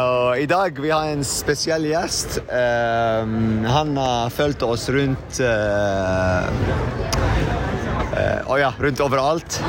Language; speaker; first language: Norwegian; non-native, fluent; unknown